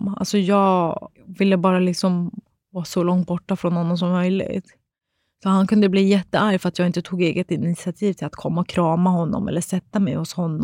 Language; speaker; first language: Swedish; native; Swedish